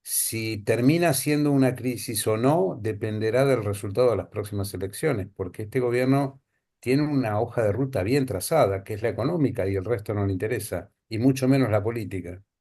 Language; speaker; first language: Spanish; native; Spanish